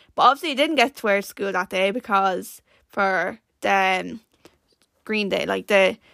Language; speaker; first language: English; native; English